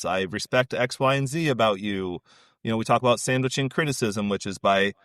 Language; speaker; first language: English; native; English